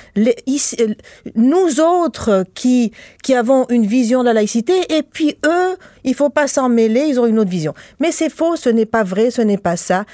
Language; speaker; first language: French; non-native, local second language; Arabic